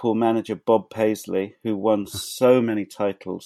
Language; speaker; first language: English; native; English